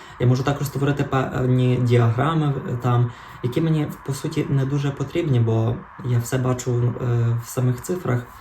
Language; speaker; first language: Ukrainian; non-native, local second language; Russian